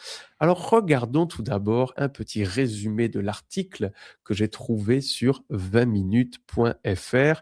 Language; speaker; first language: French; native; French